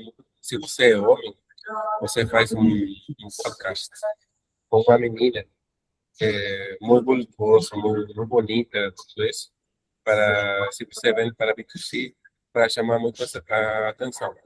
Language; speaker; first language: Portuguese; non-native, learner; Spanish